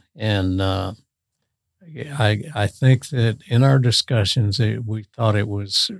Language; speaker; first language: English; native; English